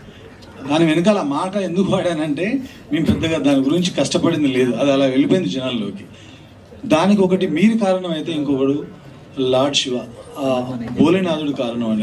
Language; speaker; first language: Telugu; native; Telugu